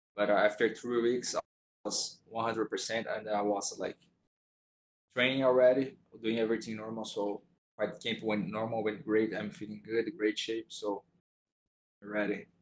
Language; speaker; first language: English; non-native, fluent; Portuguese